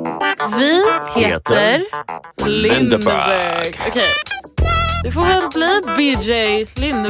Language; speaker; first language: Swedish; early bilingual, heritage; English